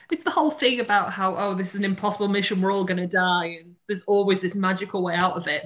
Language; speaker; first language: English; native; English